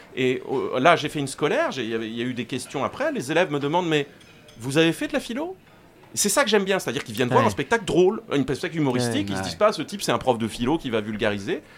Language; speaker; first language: French; native; French